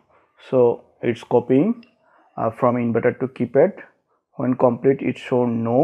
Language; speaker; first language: English; non-native, learner; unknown